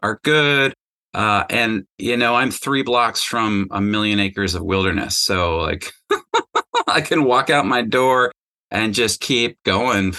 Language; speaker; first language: English; native; English